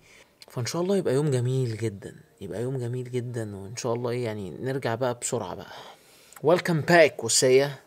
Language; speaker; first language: Arabic; native; Arabic